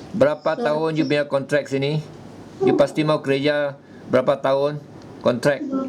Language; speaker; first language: Malay; non-native, local second language; Chinese